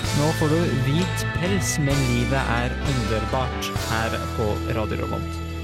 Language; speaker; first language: Norwegian; native; Norwegian